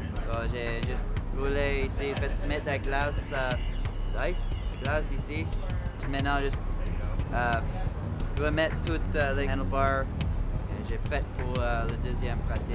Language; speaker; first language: French; non-native, local second language; English